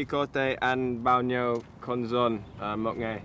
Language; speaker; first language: Vietnamese; non-native, learner; English